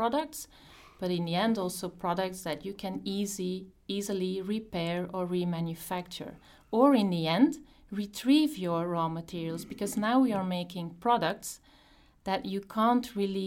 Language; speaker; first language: English; non-native, fluent; Dutch